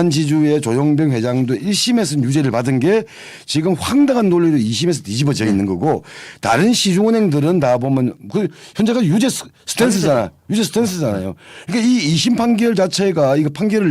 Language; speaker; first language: Korean; native; Korean